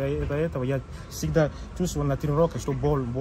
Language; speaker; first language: Russian; non-native, fluent; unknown